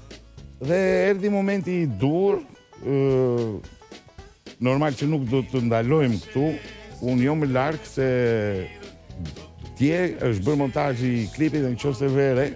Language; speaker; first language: Albanian; native; Albanian